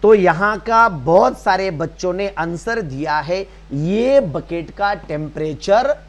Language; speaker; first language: Hindi; non-native, local second language; Marathi